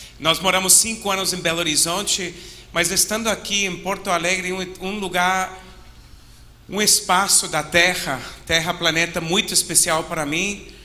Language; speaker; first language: Portuguese; non-native, fluent; English